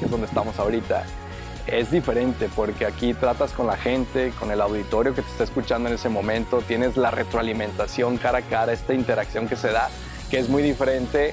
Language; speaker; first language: Spanish; native; Spanish